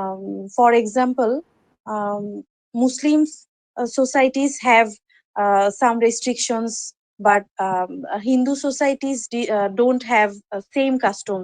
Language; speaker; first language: English; non-native, learner; Bangla